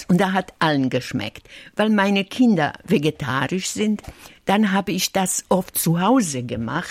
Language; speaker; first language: German; non-native, fluent; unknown